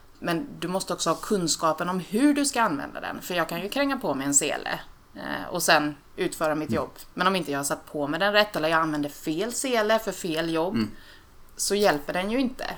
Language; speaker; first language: Swedish; native; Swedish